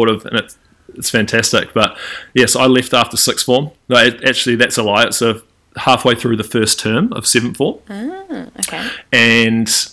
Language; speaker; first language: English; native; English